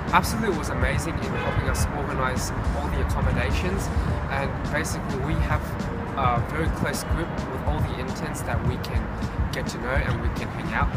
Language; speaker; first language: English; native; English